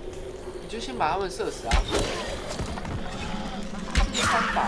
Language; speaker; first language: Chinese; native; Chinese